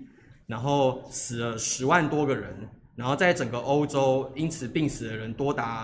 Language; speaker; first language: Chinese; native; Chinese